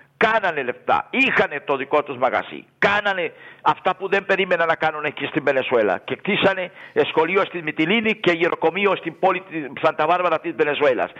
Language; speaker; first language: Greek; non-native, fluent; Spanish